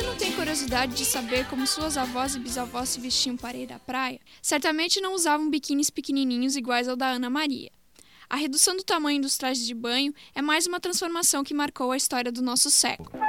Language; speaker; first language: Portuguese; native; Portuguese